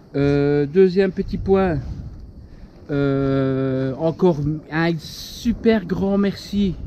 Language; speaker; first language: French; native; French